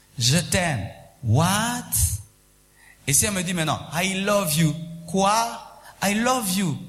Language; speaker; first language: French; non-native, local second language; Swahili